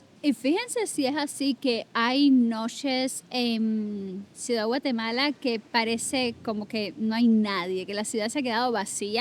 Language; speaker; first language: Spanish; native; Spanish